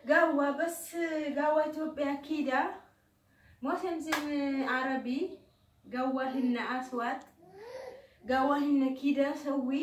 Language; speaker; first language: Arabic; non-native, learner; Oromo